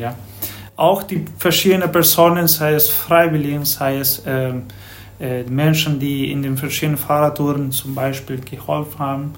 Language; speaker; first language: German; non-native, fluent; Spanish